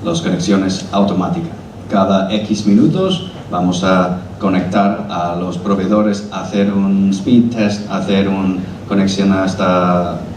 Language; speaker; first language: Spanish; non-native, learner; English